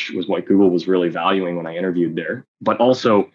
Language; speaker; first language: English; native; English